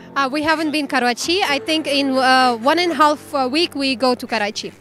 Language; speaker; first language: English; non-native, learner; Kazakh